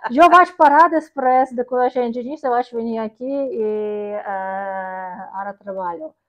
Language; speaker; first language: Catalan; non-native, fluent; Russian